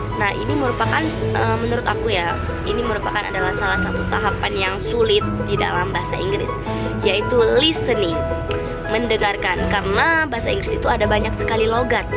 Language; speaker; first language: Indonesian; native; Indonesian